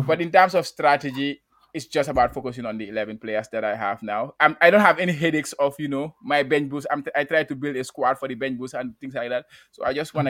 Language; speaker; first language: English; non-native, local second language; Wolof